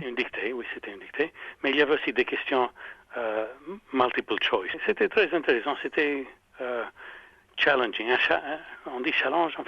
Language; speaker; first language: French; non-native, fluent; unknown